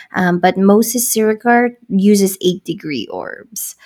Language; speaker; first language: English; non-native, local second language; Filipino